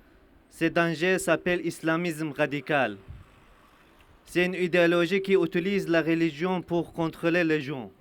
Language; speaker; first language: French; non-native, learner; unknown